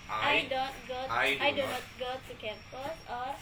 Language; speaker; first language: English; non-native, learner; Indonesian